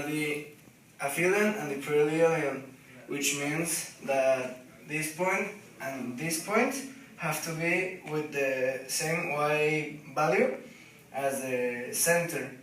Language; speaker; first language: English; non-native, fluent; Spanish